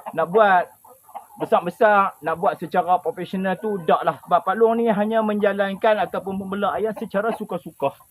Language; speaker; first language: Malay; native; Malay